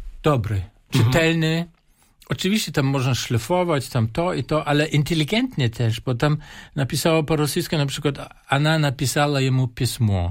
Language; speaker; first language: Polish; non-native, fluent; German